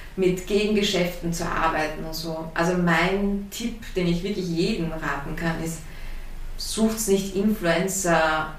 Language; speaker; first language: German; early bilingual, heritage; German